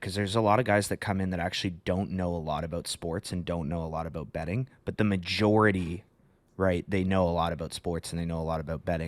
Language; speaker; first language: English; native; English